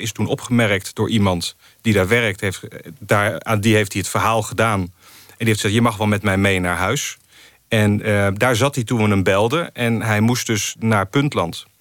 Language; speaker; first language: Dutch; native; Dutch